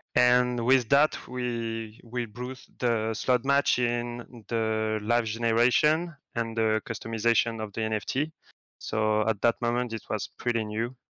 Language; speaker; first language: English; non-native, fluent; French